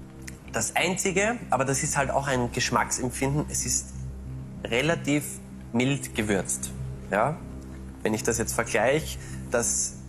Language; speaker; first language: German; native; German